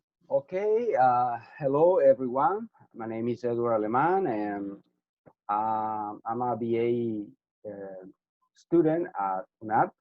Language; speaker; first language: English; non-native, fluent; Spanish